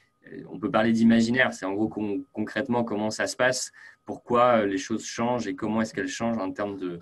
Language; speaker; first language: French; native; French